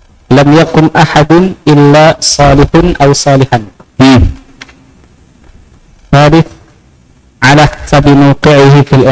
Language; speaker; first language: Arabic; non-native, learner; Indonesian